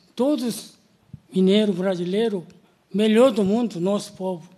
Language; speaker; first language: Portuguese; non-native, learner; Korean